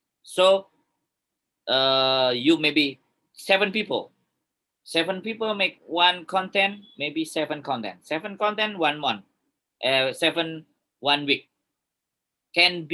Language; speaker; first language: English; non-native, learner; Indonesian